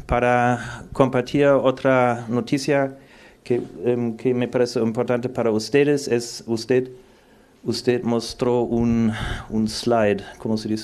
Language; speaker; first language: Spanish; non-native, fluent; German